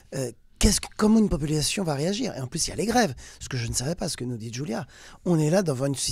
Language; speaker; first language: French; native; French